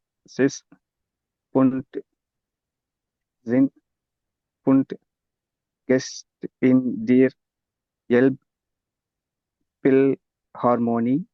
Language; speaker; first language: German; non-native, learner; Tamil